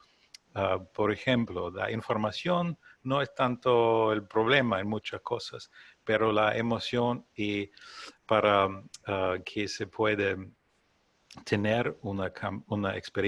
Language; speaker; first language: Spanish; non-native, learner; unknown